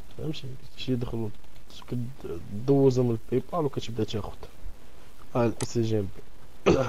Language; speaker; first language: Arabic; native; Arabic